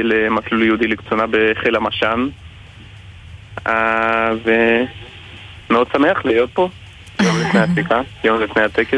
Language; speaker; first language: Hebrew; non-native, fluent; Ukrainian